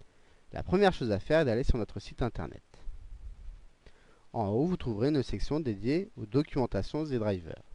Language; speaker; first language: French; native; French